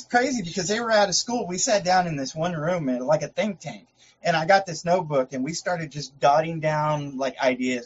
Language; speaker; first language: English; native; English